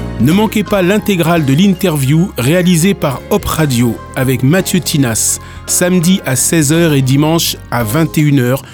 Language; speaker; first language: French; native; French